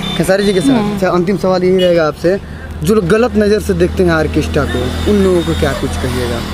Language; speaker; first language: Hindi; native; Hindi